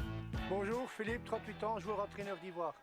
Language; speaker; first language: French; native; French